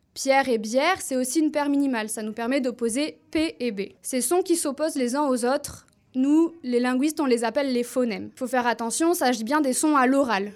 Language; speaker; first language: French; native; French